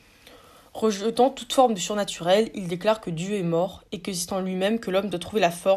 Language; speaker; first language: French; native; French